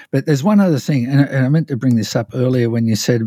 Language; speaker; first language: English; native; English